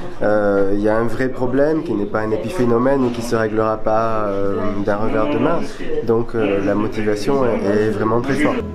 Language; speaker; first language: French; native; French